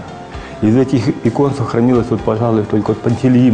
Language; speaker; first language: Russian; native; Russian